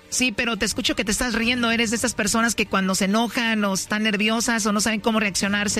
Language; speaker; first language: Spanish; native; Spanish